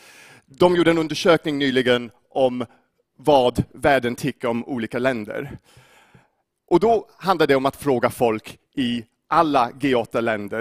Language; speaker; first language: Swedish; non-native, fluent; English